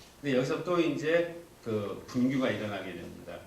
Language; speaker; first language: Korean; native; Korean